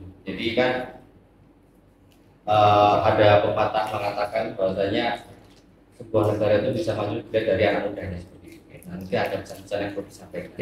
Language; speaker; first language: Indonesian; native; Indonesian